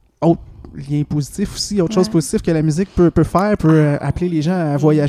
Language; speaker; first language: French; native; French